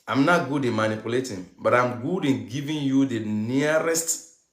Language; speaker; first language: English; non-native, local second language; Yoruba